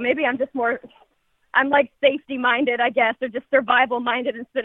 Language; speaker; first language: English; native; English